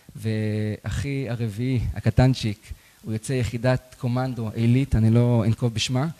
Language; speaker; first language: Hebrew; native; Hebrew